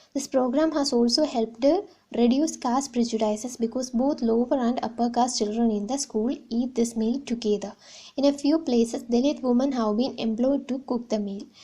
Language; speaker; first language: English; non-native, local second language; Malayalam